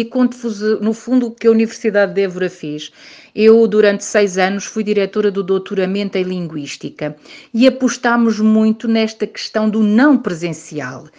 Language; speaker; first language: Portuguese; native; Portuguese